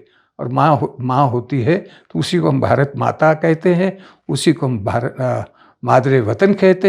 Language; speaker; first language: Hindi; native; Hindi